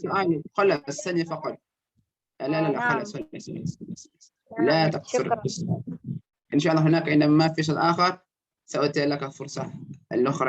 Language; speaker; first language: Arabic; non-native, fluent; Indonesian